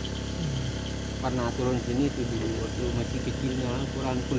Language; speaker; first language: Indonesian; non-native, local second language; Madurese